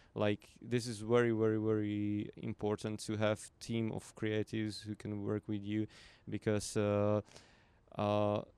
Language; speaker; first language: English; non-native, fluent; Slovak